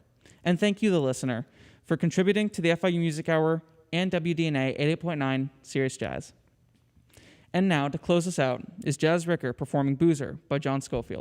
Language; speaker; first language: English; native; English